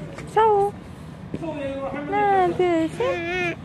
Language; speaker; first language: Korean; non-native, learner; Filipino